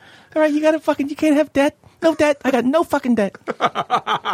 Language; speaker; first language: English; native; English